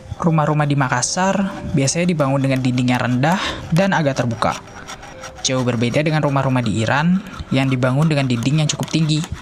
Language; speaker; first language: Indonesian; non-native, fluent; Persian